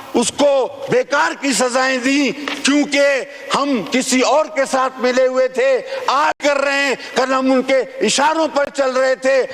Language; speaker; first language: Urdu; non-native, local second language; Sindhi